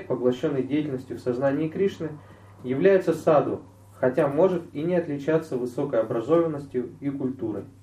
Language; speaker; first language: Russian; native; Russian